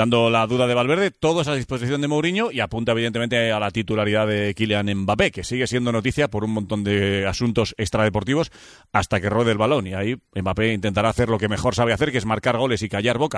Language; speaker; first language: Spanish; native; Spanish